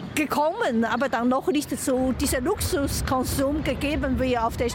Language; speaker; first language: German; non-native, fluent; Chinese